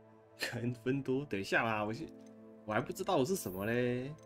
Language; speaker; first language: Chinese; native; Chinese